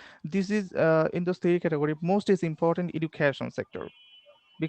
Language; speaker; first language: English; non-native, learner; Bangla